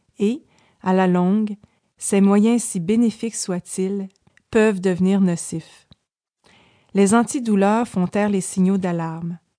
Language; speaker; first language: French; native; French